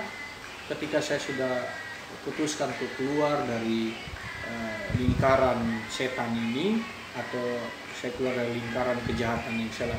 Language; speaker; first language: Indonesian; native; Indonesian